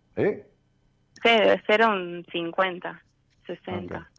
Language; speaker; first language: Spanish; native; Spanish